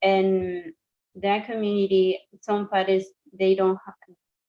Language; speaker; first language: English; non-native, learner; Spanish